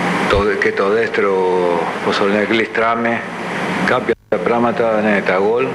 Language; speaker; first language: Greek; non-native, fluent; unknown